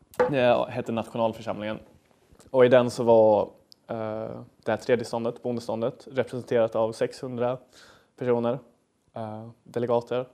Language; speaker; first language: Swedish; native; Swedish